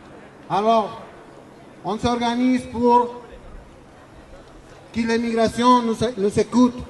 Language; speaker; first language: French; non-native, learner; Spanish